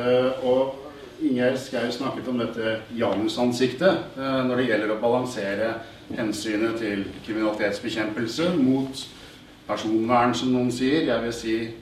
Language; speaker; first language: Norwegian; native; Norwegian